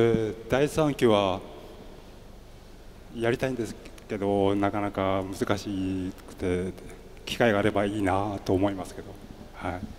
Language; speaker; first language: Japanese; native; Japanese